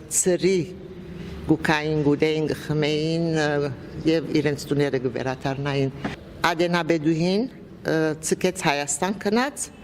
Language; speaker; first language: Armenian; native; Armenian